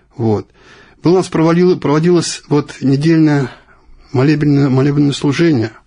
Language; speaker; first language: Russian; native; Russian